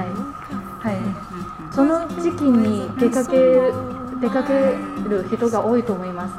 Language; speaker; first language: Japanese; non-native, fluent; Chinese